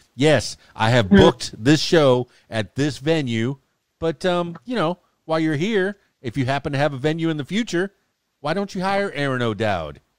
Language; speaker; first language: English; native; English